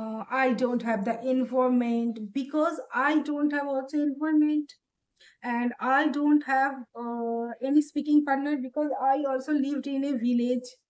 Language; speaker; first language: English; non-native, learner; Bangla